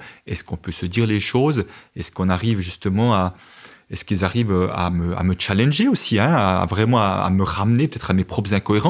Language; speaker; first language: French; native; French